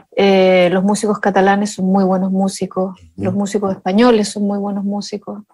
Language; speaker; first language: Spanish; native; Spanish